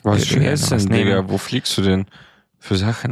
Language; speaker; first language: German; non-native, fluent; Romanian